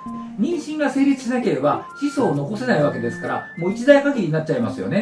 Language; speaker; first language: Japanese; native; Japanese